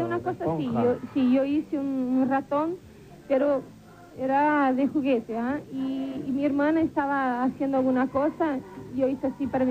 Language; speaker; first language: Spanish; non-native, fluent; Portuguese